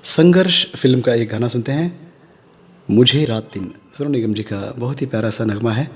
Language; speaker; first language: Hindi; non-native, local second language; Kannada